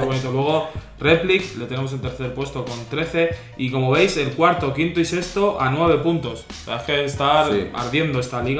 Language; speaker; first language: Spanish; native; Spanish